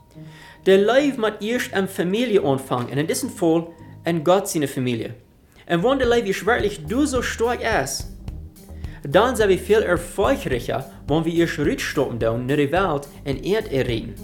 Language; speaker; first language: German; non-native, learner; Afrikaans